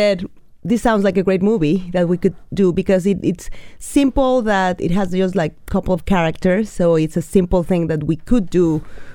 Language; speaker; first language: English; non-native, fluent; Spanish